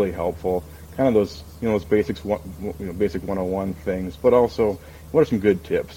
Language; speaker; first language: English; native; English